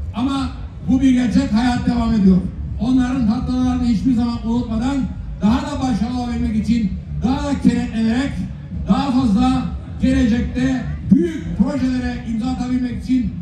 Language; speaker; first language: Turkish; native; Turkish